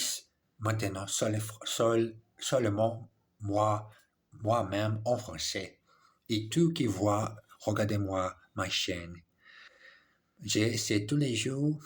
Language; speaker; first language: French; non-native, learner; English